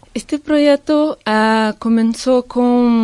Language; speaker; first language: Spanish; non-native, fluent; Portuguese